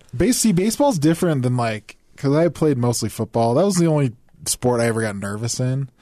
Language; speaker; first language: English; native; English